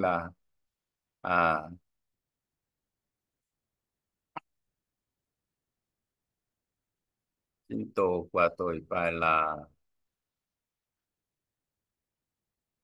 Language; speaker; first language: Vietnamese; non-native, learner; Korean